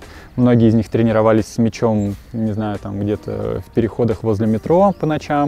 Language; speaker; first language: Russian; native; Russian